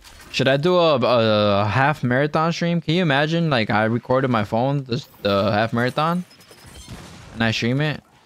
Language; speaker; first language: English; early bilingual, other home language; Spanish